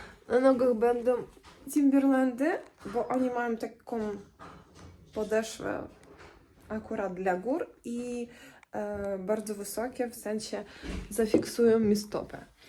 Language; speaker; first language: Polish; non-native, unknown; Russian